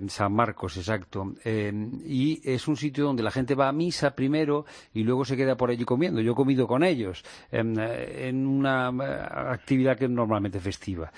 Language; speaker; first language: Spanish; native; Spanish